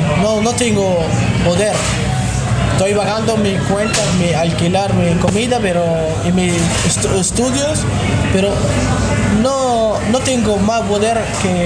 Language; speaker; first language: Spanish; non-native, learner; Arabic